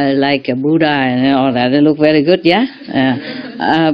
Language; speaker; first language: English; non-native, fluent; Vietnamese